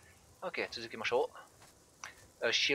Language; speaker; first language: Japanese; non-native, learner; French